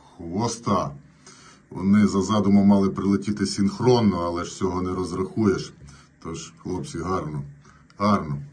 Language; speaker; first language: Ukrainian; native; Ukrainian